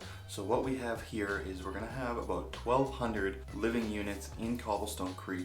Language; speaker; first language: English; native; English